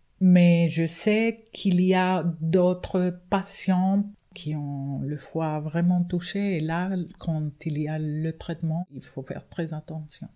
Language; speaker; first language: French; non-native, fluent; Spanish